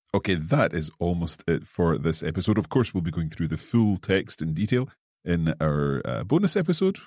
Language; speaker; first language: English; native; English